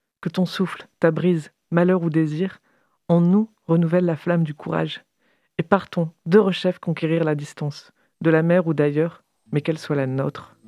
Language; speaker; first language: French; native; French